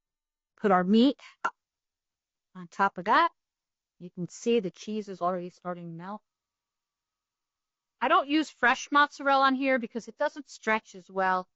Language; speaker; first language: English; native; English